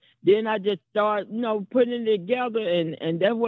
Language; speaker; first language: English; native; English